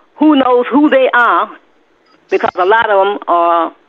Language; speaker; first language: English; native; English